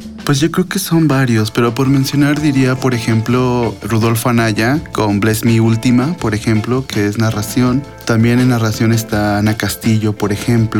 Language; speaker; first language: Spanish; native; Spanish